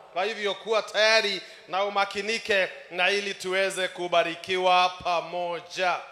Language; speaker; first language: Swahili; non-native, local second language; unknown